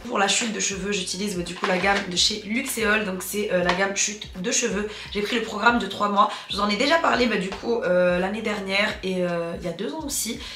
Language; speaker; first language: French; non-native, local second language; Arabic